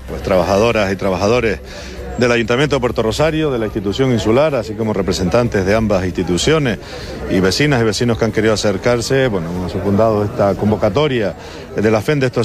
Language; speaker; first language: Spanish; native; Spanish